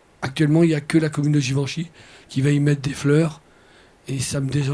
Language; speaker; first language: French; native; French